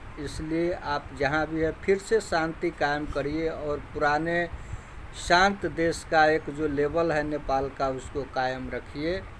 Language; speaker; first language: Hindi; native; Hindi